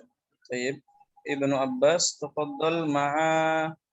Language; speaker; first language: Arabic; non-native, fluent; Indonesian